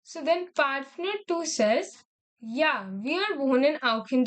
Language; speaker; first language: German; non-native, fluent; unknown